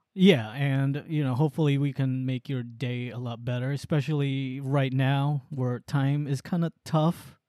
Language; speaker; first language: English; early bilingual, other home language; Waray